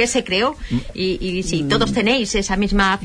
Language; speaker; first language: Spanish; native; Spanish